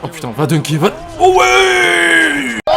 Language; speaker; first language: French; native; French